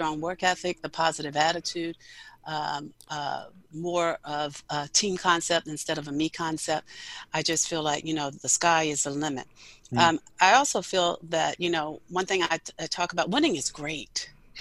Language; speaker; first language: English; native; English